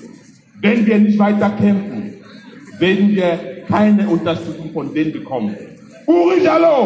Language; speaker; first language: German; non-native, fluent; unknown